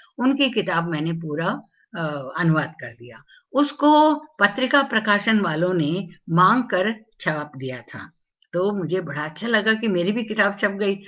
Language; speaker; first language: Hindi; non-native, local second language; Tamil